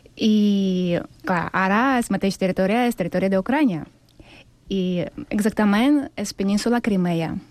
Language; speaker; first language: Catalan; non-native, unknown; Russian